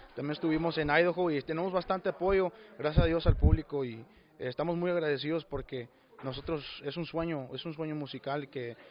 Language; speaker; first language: Spanish; early bilingual, heritage; Spanish